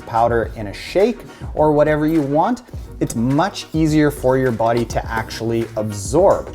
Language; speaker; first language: English; native; English